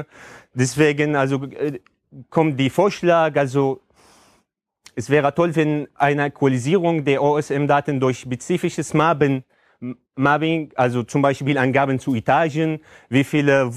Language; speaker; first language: German; non-native, fluent; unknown